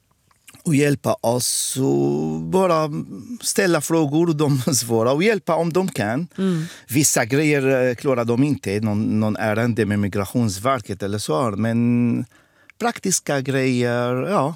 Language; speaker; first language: Swedish; non-native, fluent; Arabic